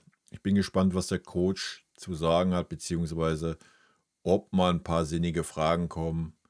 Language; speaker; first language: German; native; German